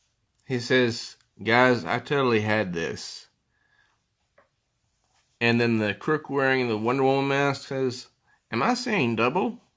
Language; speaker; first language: English; native; English